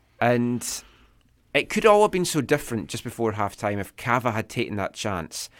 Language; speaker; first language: English; native; English